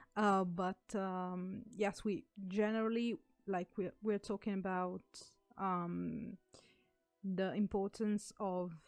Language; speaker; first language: English; non-native, fluent; Italian